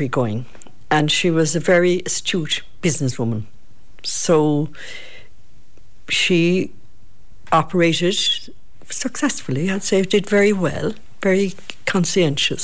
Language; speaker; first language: English; native; English